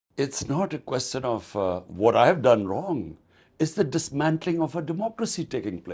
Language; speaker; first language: English; non-native, local second language; Urdu